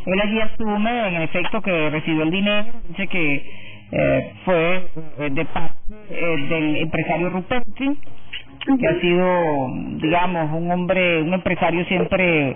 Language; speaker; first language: Spanish; native; Spanish